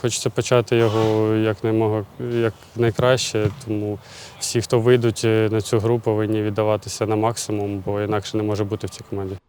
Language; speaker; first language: Ukrainian; native; Ukrainian